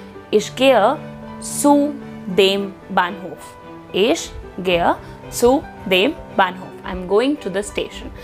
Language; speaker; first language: German; non-native, fluent; Hindi